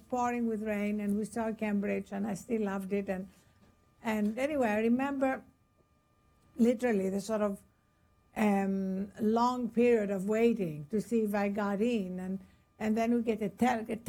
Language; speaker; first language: English; non-native, fluent; Greek